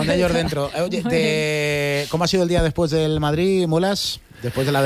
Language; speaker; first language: Spanish; native; Spanish